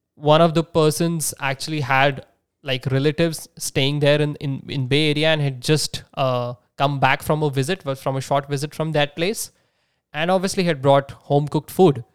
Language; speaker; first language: English; non-native, local second language; Marathi